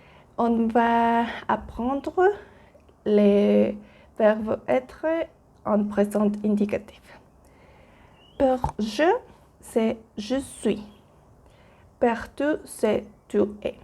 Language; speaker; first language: French; non-native, learner; Spanish